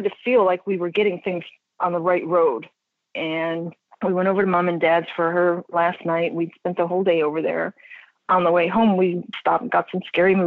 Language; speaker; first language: English; native; English